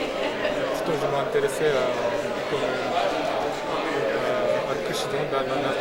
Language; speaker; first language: French; non-native, learner; Japanese